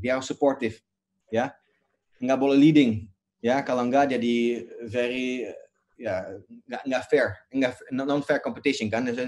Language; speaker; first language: Indonesian; non-native, fluent; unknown